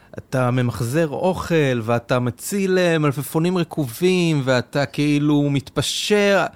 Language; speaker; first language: Hebrew; native; Hebrew